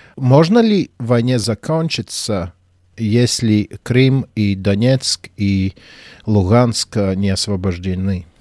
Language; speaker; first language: Russian; non-native, local second language; Latvian